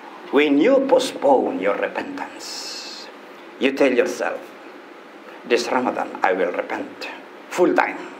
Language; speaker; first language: English; non-native, local second language; Filipino